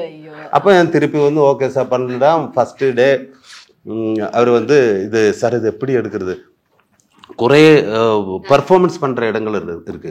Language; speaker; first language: Tamil; non-native, learner; Malayalam